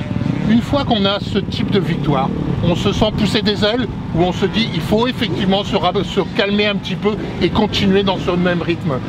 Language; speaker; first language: French; native; French